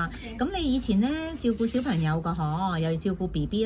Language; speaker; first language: Cantonese; native; Cantonese